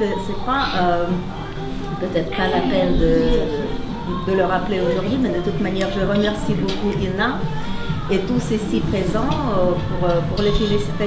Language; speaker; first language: French; non-native, fluent; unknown